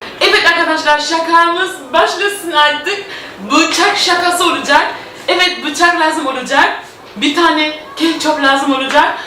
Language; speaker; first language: Turkish; non-native, fluent; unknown